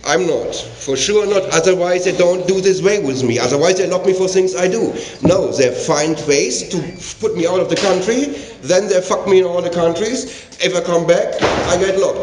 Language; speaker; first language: English; non-native, learner; German